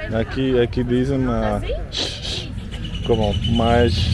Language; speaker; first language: Portuguese; non-native, learner; Russian